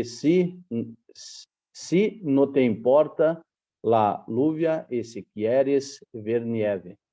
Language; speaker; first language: Spanish; non-native, learner; Portuguese